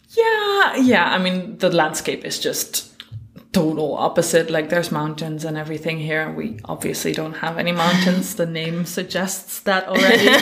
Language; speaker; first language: English; non-native, fluent; Dutch